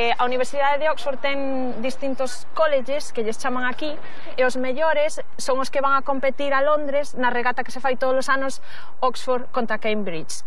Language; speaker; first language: Galician; native; Galician